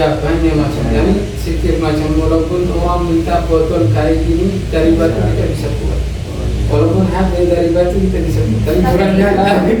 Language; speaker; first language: Indonesian; non-native, learner; Arabic